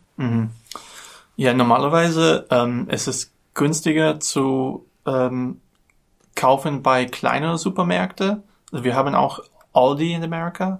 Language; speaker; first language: German; non-native, learner; English